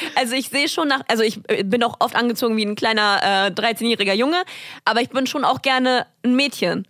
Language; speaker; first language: German; early bilingual, other home language; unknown